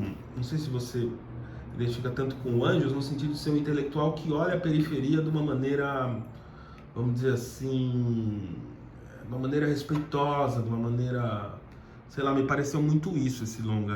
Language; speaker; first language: Portuguese; native; Portuguese